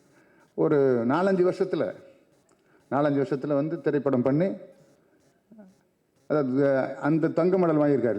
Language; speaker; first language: Tamil; native; Tamil